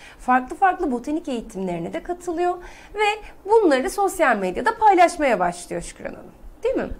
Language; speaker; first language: Turkish; native; Turkish